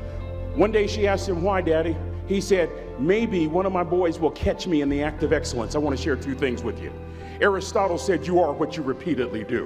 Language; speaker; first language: English; native; English